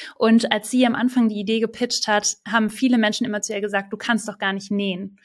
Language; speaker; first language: German; native; German